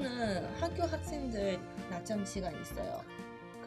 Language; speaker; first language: Korean; non-native, fluent; Chinese